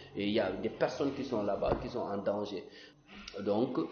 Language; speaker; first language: French; non-native, local second language; Fula